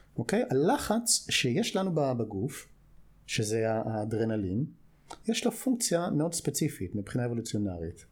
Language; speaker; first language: Hebrew; non-native, fluent; English